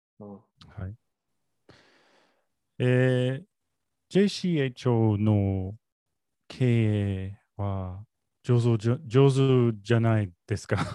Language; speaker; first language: Japanese; non-native, learner; English